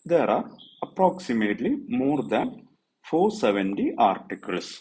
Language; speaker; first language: English; non-native, local second language; Malayalam